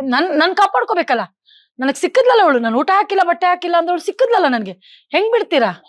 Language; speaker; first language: Kannada; native; Kannada